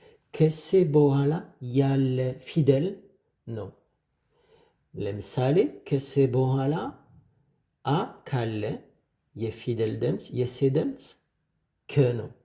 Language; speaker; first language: Amharic; non-native, fluent; French